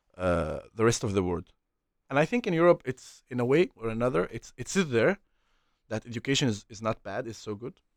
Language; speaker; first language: English; non-native, fluent; Arabic